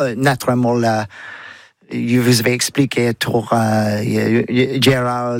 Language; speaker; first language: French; non-native, learner; English